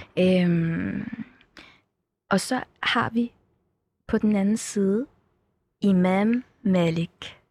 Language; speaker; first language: Danish; native; Danish